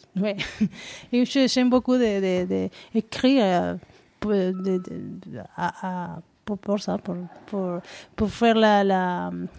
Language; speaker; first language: French; non-native, learner; Spanish